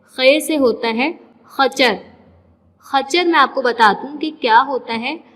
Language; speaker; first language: Urdu; non-native, local second language; Sindhi